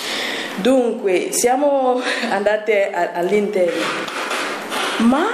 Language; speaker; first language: Italian; non-native, learner; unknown